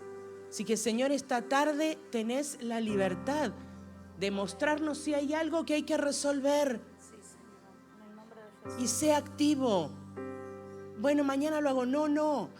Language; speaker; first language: Spanish; native; Spanish